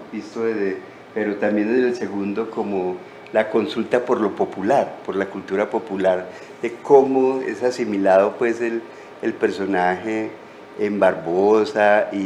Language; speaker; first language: Spanish; native; Spanish